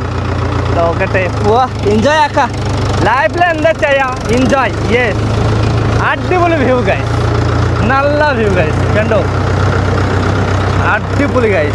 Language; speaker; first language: Malayalam; non-native, learner; Bangla